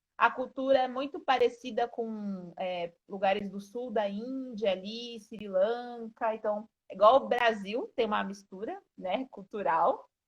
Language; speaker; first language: Portuguese; native; Portuguese